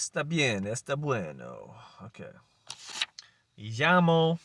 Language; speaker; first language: Spanish; non-native, learner; English